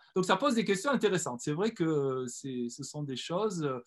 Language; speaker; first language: French; native; French